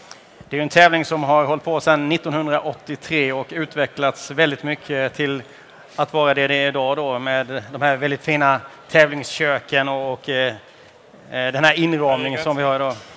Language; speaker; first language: Swedish; native; Swedish